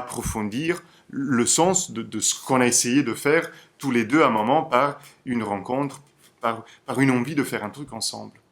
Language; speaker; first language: French; native; French